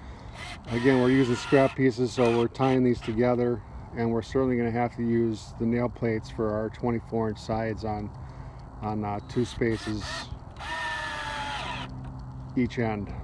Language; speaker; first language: English; native; English